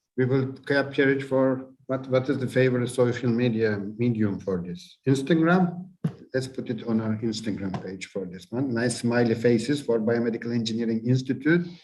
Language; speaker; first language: English; non-native, fluent; Turkish